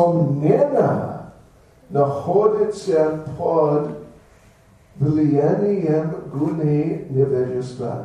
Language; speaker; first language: Russian; non-native, learner; English